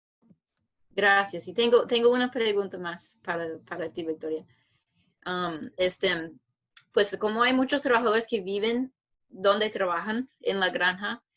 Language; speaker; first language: Spanish; non-native, fluent; English